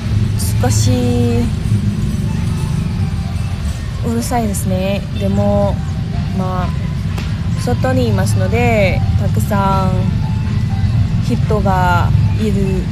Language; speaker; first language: Japanese; non-native, learner; Indonesian